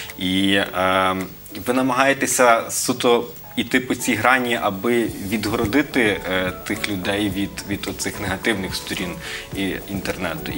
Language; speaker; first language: Ukrainian; native; Ukrainian